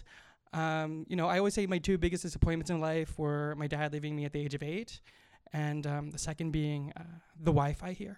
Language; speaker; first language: English; native; English